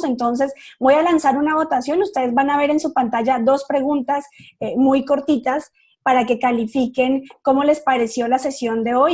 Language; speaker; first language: Spanish; native; Spanish